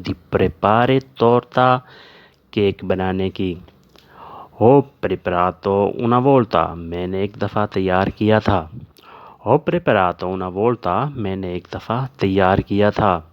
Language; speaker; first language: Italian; non-native, learner; Urdu